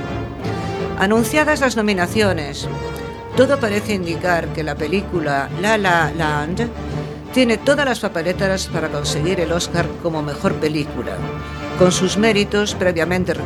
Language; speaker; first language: Spanish; native; Spanish